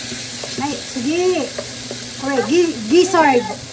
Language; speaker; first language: Japanese; non-native, learner; Cebuano